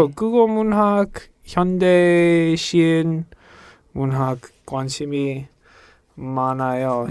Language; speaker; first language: Korean; non-native, learner; English